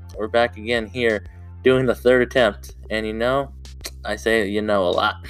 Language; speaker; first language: English; native; English